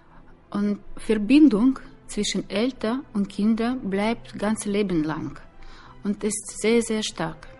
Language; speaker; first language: German; non-native, learner; Russian